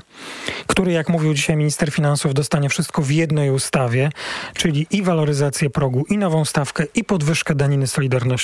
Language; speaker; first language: Polish; native; Polish